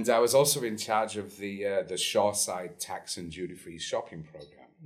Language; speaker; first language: English; native; English